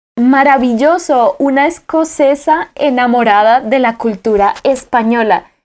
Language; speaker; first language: Spanish; native; Spanish